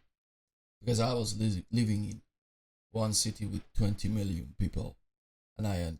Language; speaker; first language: English; non-native, fluent; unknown